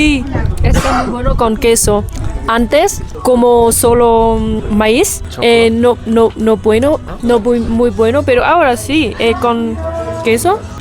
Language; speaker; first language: Spanish; non-native, learner; Vietnamese